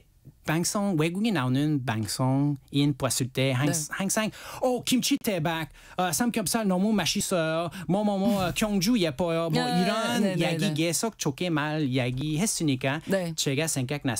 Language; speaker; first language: Korean; non-native, learner; French